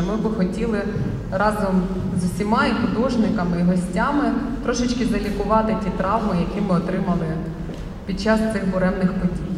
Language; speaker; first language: Ukrainian; native; Ukrainian